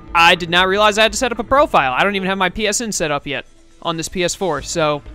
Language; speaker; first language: English; native; English